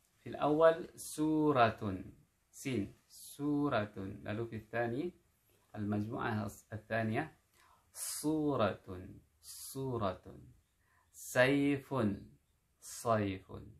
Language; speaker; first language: Arabic; non-native, fluent; Indonesian